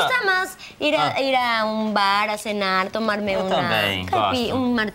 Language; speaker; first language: Portuguese; non-native, learner; Spanish